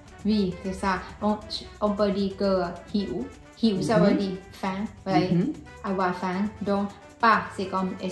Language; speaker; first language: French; non-native, learner; Thai